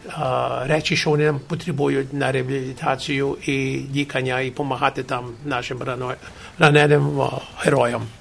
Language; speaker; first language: Ukrainian; early bilingual, heritage; Ukrainian